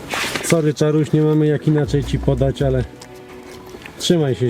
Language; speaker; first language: Polish; native; Polish